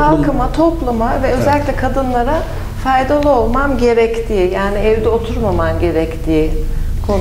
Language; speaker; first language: Turkish; native; Turkish